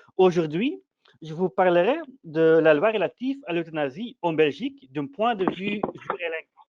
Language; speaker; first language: French; non-native, fluent; Dutch